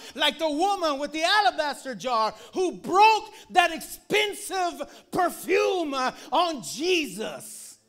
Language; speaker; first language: English; early bilingual, other home language; Spanish